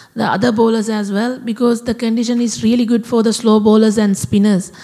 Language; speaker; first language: English; non-native, local second language; Sinhala